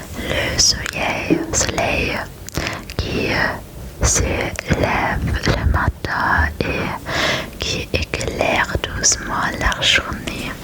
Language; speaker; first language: French; non-native, learner; German